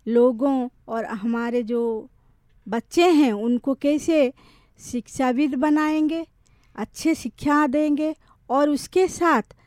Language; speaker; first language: Hindi; non-native, local second language; Odia